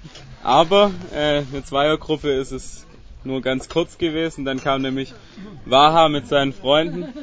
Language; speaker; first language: German; native; German